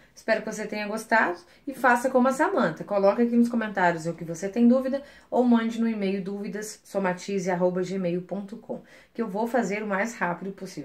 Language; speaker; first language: Portuguese; native; Portuguese